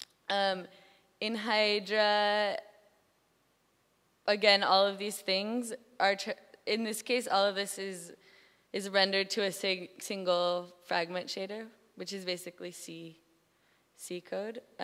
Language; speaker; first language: English; native; English